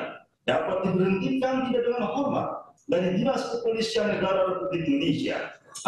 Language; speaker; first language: Indonesian; native; Indonesian